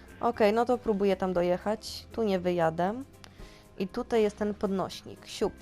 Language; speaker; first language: Polish; native; Polish